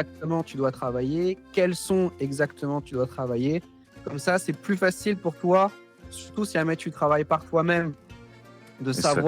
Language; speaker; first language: French; native; French